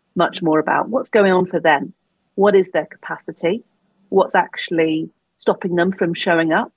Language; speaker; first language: English; native; English